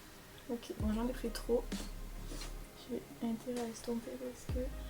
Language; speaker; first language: French; native; French